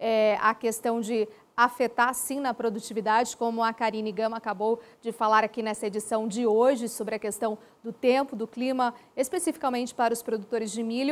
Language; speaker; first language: Portuguese; native; Portuguese